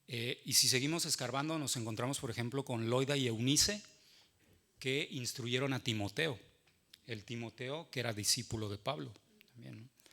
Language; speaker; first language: Spanish; native; Spanish